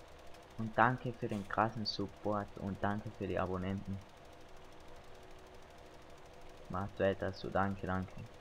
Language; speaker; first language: German; native; German